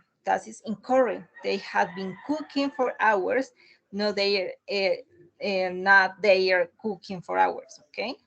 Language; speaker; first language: English; non-native, learner; Spanish